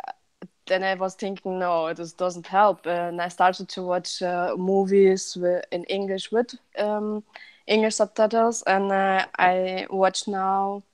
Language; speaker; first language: English; non-native, learner; Russian